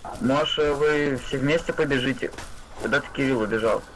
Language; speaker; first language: Russian; native; Russian